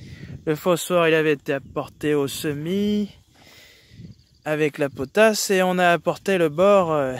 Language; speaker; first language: French; native; French